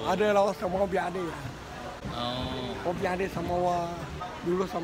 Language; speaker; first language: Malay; non-native, local second language; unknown